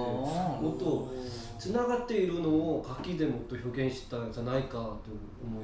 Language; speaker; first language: Japanese; non-native, learner; Korean